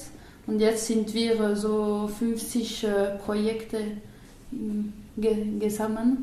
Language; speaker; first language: German; non-native, local second language; French